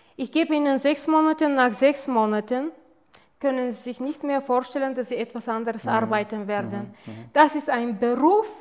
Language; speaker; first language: German; non-native, fluent; Bulgarian